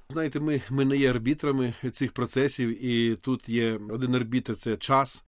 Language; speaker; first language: Ukrainian; native; Ukrainian